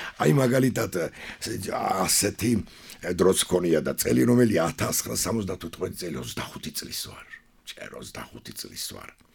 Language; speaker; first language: Georgian; non-native, local second language; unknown